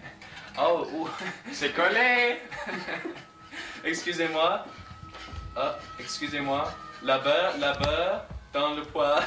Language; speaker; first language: French; non-native, learner; English